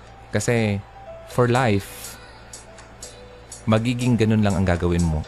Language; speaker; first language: Filipino; native; Filipino